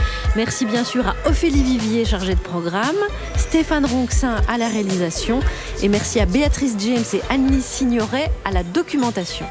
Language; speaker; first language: French; native; French